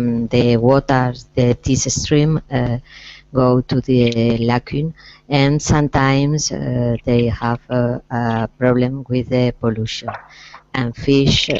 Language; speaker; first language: English; non-native, learner; Spanish